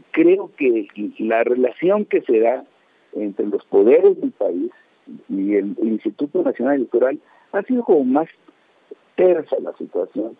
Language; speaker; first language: Spanish; native; Spanish